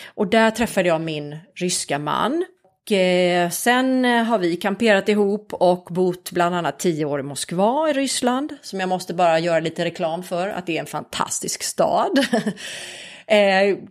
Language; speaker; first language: Swedish; native; Swedish